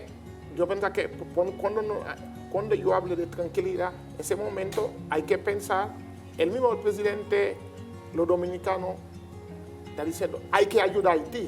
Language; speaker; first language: Spanish; non-native, learner; Haitian Creole